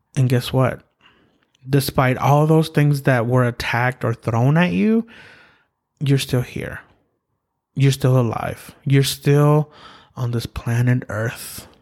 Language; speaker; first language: English; early bilingual, other home language; Spanish